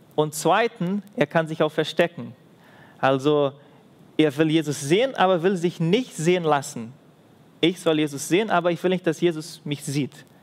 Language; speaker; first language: German; non-native, fluent; Portuguese